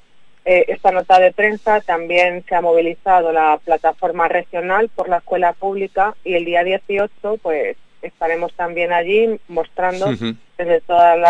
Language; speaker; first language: Spanish; native; Spanish